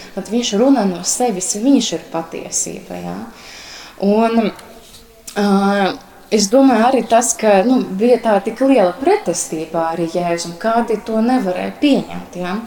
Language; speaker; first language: Latvian; non-native, local second language; Russian